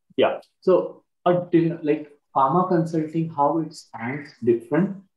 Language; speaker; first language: English; non-native, local second language; Marathi